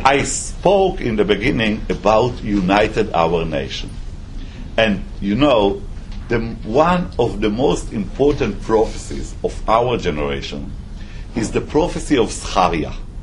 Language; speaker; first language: English; non-native, fluent; Hebrew